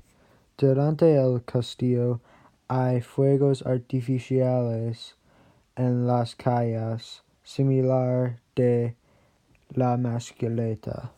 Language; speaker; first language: Spanish; non-native, learner; English